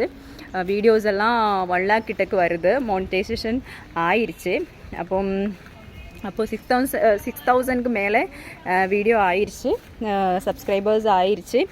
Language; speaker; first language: Tamil; non-native, learner; Malayalam